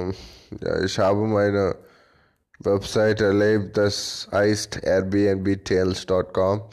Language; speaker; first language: German; non-native, learner; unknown